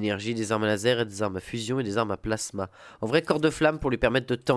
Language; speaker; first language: French; native; French